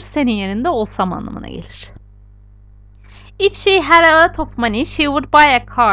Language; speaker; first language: English; non-native, fluent; Turkish